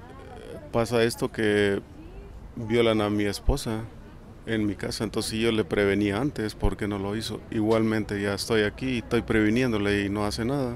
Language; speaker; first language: Spanish; native; Spanish